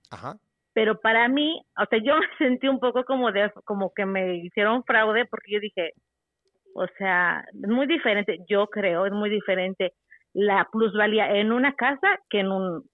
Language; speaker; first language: Spanish; native; Spanish